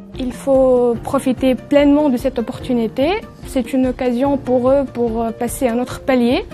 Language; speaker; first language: French; non-native, local second language; Arabic